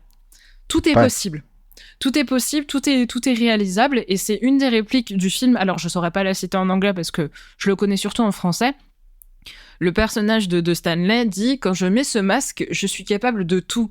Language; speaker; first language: French; native; French